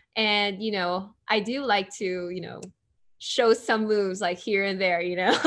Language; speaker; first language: English; non-native, local second language; Filipino